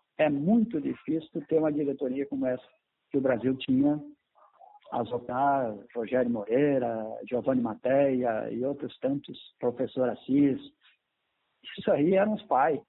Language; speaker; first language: Portuguese; native; Portuguese